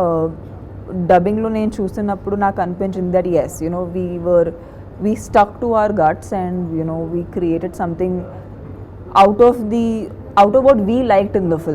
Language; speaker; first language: Telugu; non-native, fluent; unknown